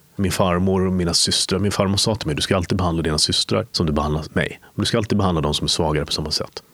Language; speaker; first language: Swedish; native; Swedish